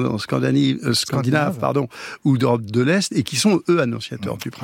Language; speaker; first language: French; native; French